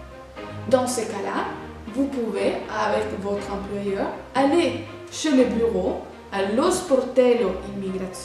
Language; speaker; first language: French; non-native, fluent; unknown